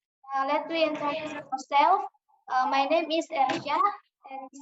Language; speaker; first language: English; non-native, learner; Indonesian